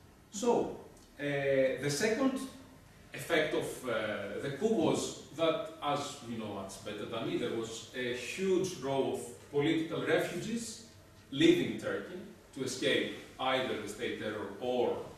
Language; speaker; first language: English; non-native, fluent; Greek